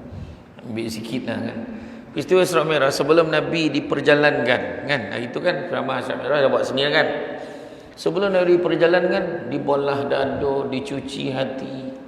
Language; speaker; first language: Malay; native; Malay